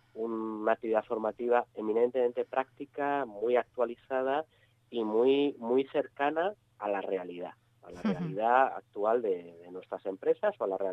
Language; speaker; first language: Spanish; native; Spanish